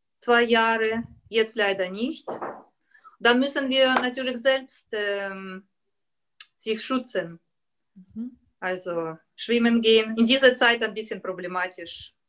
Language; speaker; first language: German; non-native, learner; Russian